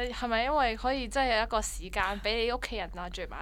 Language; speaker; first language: Chinese; native; Chinese